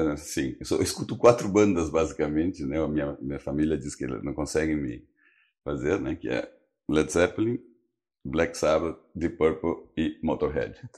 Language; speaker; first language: Portuguese; early bilingual, other home language; Spanish